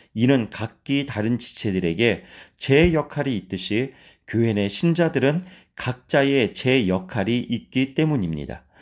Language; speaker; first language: Korean; native; Korean